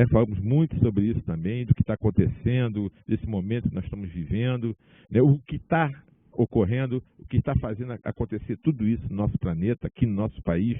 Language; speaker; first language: Portuguese; native; Portuguese